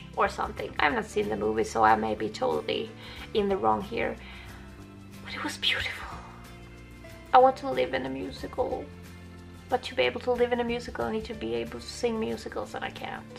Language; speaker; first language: English; non-native, fluent; Swedish